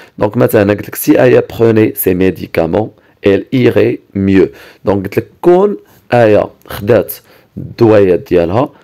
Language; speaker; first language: French; non-native, local second language; Arabic